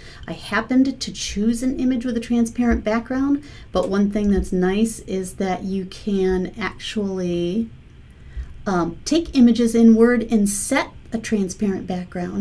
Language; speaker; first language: English; native; English